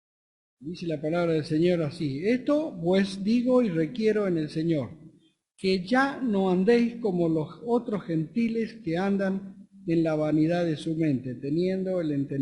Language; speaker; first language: Spanish; native; Spanish